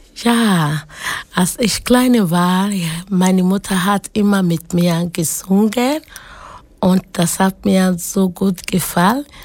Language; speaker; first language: German; non-native, learner; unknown